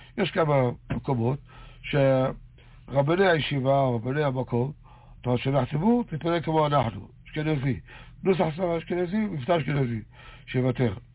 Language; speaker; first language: Hebrew; native; Hebrew